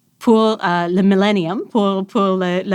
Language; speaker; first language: French; non-native, local second language; English